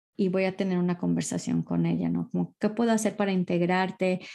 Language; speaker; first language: Spanish; early bilingual, heritage; Spanish